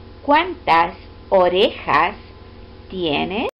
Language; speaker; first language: Spanish; non-native, fluent; English